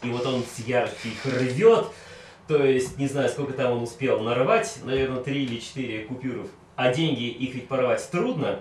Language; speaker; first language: Russian; native; Russian